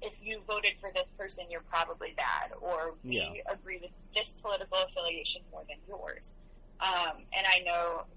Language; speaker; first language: English; native; English